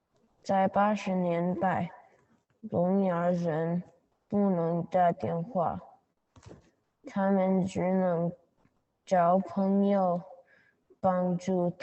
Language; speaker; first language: Chinese; non-native, learner; English